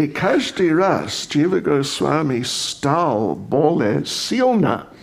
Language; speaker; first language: Russian; non-native, fluent; English